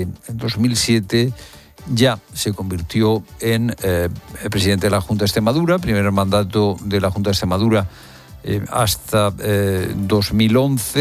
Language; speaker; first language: Spanish; native; Spanish